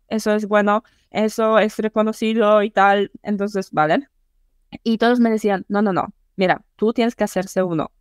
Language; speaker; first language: Spanish; non-native, fluent; Polish